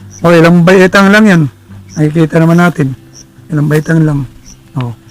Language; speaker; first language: Filipino; non-native, local second language; Waray